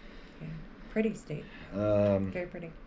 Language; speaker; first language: English; native; English